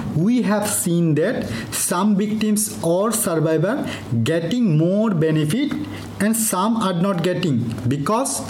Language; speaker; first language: English; non-native, local second language; Bangla